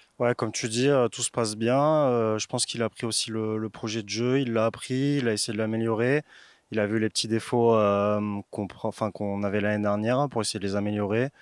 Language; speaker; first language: French; native; French